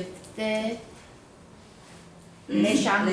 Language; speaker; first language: French; non-native, learner; Korean